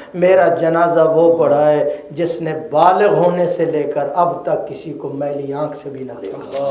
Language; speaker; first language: Urdu; non-native, local second language; Punjabi